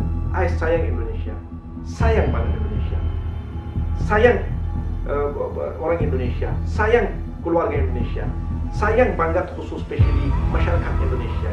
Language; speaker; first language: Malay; non-native, learner; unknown